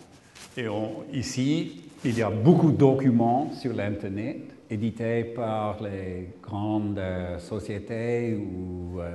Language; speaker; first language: French; non-native, learner; English